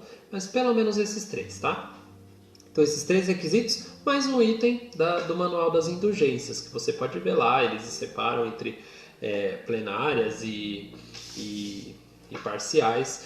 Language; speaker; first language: Portuguese; native; Portuguese